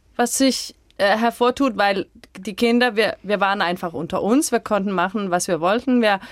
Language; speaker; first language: German; non-native, fluent; Danish